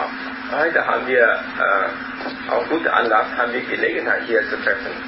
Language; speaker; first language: German; non-native, learner; Vietnamese